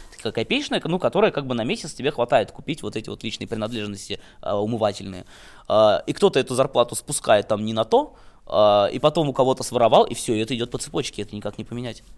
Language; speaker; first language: Russian; native; Russian